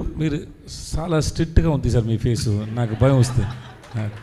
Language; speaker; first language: Telugu; non-native, learner; Tamil